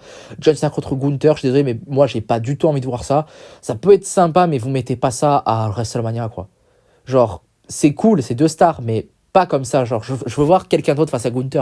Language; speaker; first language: French; native; French